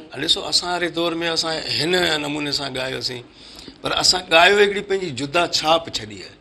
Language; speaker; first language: Sindhi; native; Sindhi